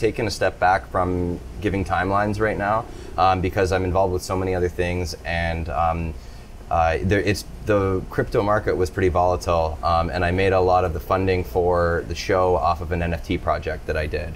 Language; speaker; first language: English; native; English